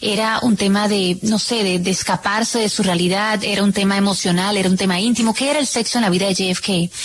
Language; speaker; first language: Spanish; native; Spanish